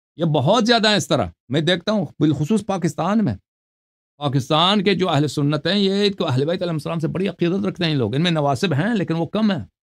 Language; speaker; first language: Urdu; non-native, fluent; Persian